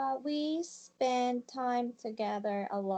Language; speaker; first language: English; non-native, learner; Japanese